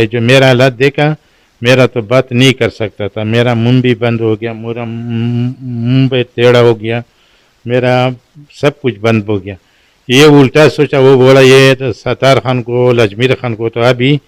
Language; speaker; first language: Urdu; non-native, local second language; Pashto